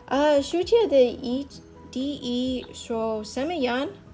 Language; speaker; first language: Chinese; non-native, learner; English